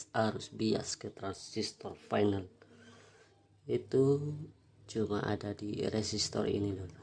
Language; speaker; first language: Indonesian; non-native, local second language; Madurese